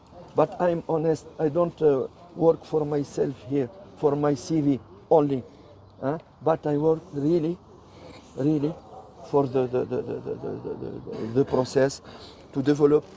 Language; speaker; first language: English; non-native, learner; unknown